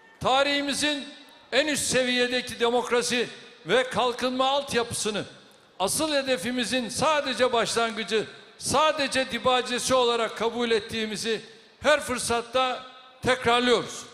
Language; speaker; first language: Turkish; native; Turkish